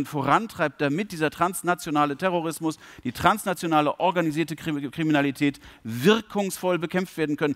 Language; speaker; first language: German; native; German